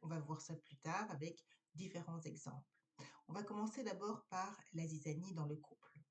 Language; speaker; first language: French; native; French